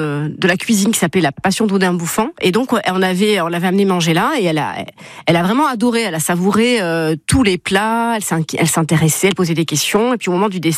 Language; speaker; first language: French; native; French